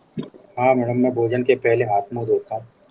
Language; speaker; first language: Hindi; native; Hindi